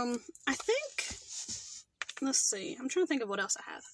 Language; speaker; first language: English; native; English